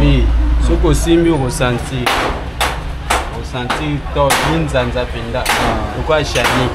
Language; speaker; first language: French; non-native, local second language; Lingala